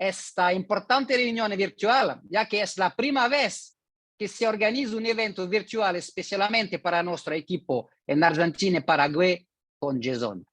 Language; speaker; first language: Spanish; non-native, learner; French